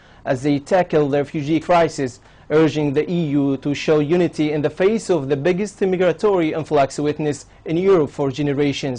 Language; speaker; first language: English; non-native, local second language; Arabic